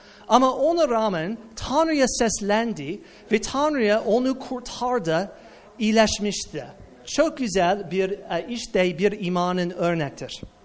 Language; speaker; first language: Turkish; non-native, fluent; English